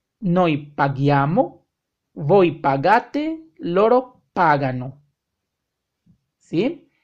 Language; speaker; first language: Italian; non-native, fluent; Spanish